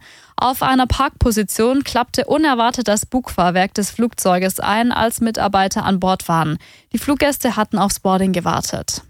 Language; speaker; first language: German; native; German